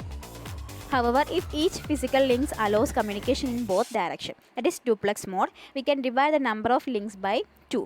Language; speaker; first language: English; non-native, local second language; Malayalam